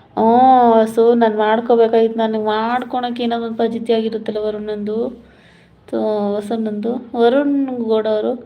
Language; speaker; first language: Kannada; non-native, local second language; Malayalam